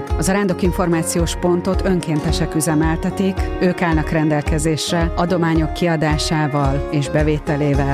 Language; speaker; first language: Hungarian; native; Hungarian